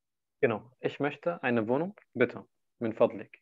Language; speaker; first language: German; non-native, fluent; Arabic